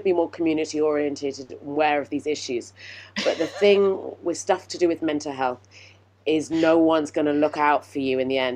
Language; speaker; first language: English; native; English